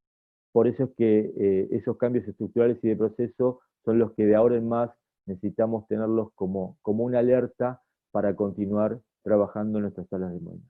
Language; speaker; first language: Spanish; native; Spanish